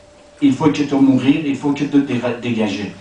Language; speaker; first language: French; non-native, learner; Persian